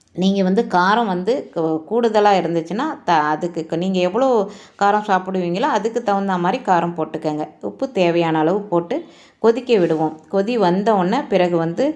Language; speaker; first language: Tamil; native; Tamil